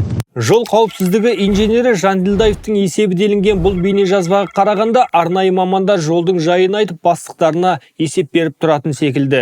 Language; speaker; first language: Kazakh; native; Kazakh